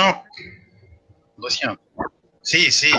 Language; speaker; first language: Spanish; non-native, learner; Portuguese